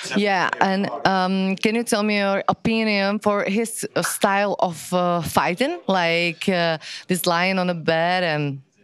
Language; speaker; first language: English; non-native, learner; Czech